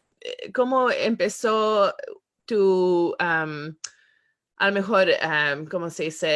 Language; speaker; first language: Spanish; non-native, fluent; English